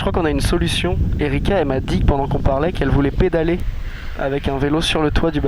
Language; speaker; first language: French; native; French